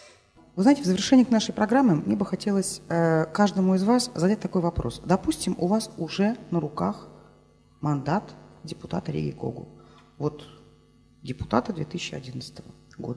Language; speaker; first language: Russian; native; Russian